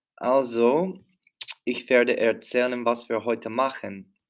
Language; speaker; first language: German; non-native, fluent; English